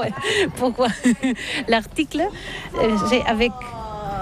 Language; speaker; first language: French; non-native, learner; Catalan